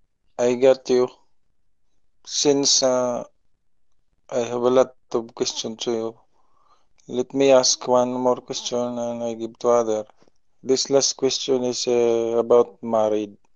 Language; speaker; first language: English; non-native, local second language; Filipino